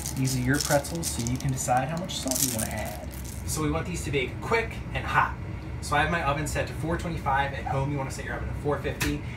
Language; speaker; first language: English; native; English